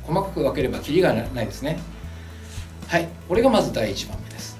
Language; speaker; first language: Japanese; native; Japanese